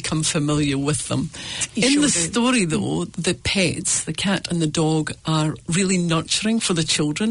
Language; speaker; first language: English; native; English